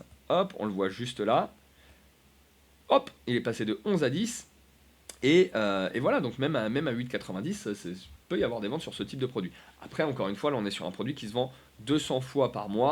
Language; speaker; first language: French; native; French